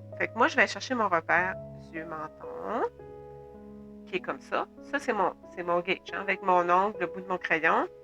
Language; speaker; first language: French; native; French